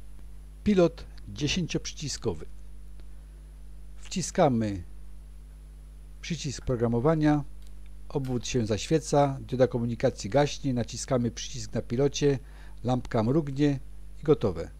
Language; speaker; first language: Polish; native; Polish